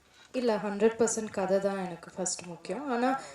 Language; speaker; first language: Tamil; non-native, local second language; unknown